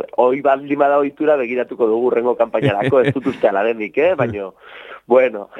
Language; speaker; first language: Basque; native; Basque